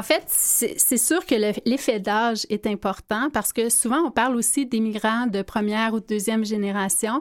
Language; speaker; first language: French; native; French